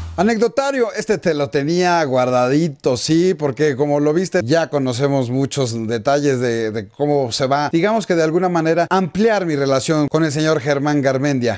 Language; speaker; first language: Spanish; native; Spanish